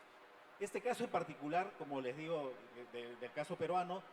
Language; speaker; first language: Spanish; native; Spanish